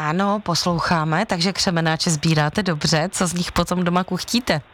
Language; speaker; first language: Czech; native; Czech